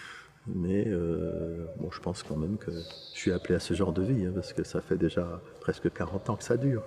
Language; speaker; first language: French; native; French